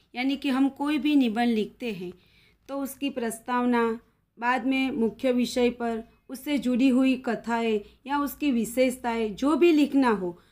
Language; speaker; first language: Hindi; non-native, local second language; Gujarati